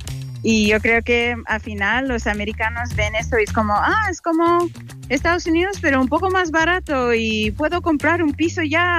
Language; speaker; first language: Spanish; non-native, fluent; English